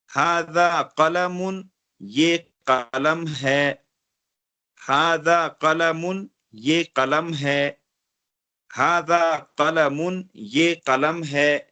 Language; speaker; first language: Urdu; non-native, local second language; Kashmiri